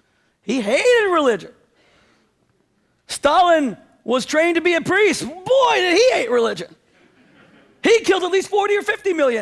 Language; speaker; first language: English; native; English